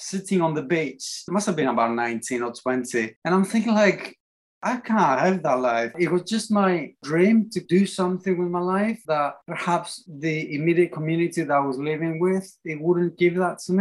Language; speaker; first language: English; non-native, fluent; Greek